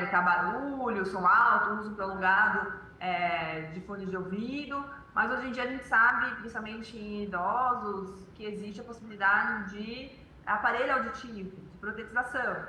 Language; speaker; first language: Portuguese; native; Portuguese